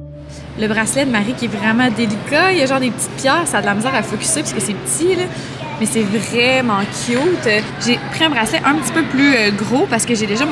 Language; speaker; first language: French; native; French